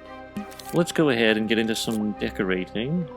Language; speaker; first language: English; native; English